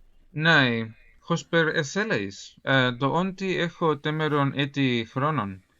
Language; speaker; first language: Greek; non-native, fluent; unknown